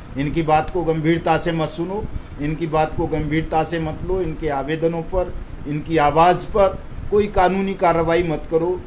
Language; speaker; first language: Hindi; native; Hindi